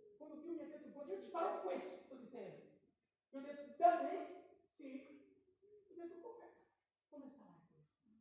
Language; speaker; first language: Italian; non-native, fluent; Portuguese